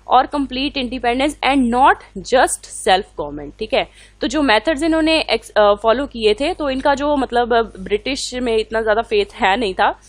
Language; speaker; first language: Hindi; non-native, local second language; Punjabi